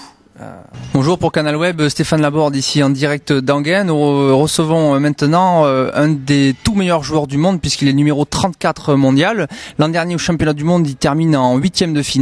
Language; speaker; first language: French; native; French